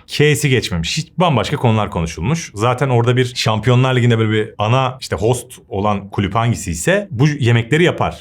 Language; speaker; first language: Turkish; native; Turkish